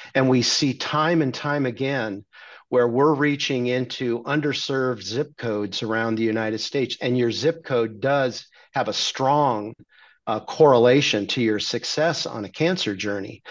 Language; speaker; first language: English; native; English